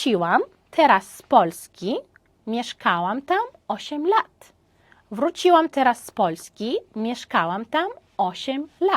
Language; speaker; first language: Polish; non-native, fluent; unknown